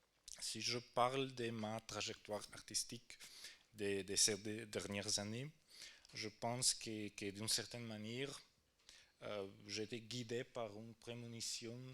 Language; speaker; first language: French; non-native, fluent; Ukrainian